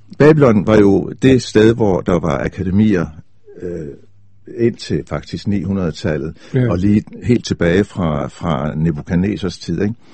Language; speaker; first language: Danish; native; Danish